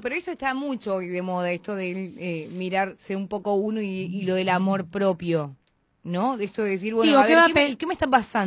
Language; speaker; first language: Spanish; native; Spanish